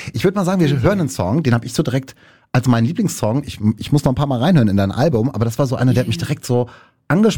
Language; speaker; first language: German; native; German